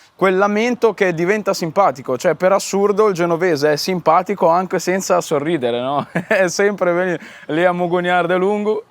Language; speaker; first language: Italian; early bilingual, other home language; Arabic